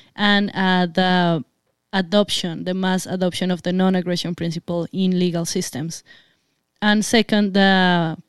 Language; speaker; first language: English; non-native, fluent; Spanish